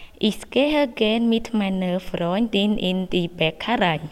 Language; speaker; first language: German; non-native, learner; Khmer